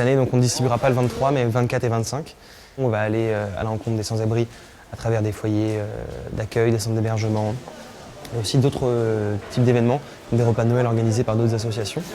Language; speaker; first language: French; native; French